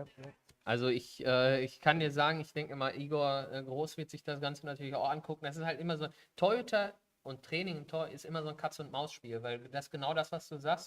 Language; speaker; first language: German; native; German